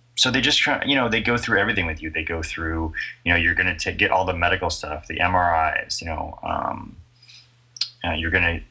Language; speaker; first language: English; native; English